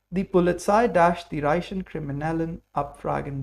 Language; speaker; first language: German; non-native, fluent; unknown